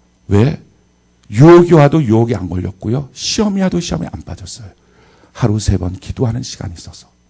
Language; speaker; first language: Korean; native; Korean